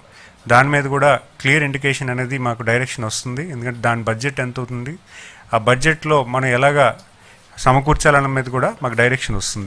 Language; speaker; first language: Telugu; native; Telugu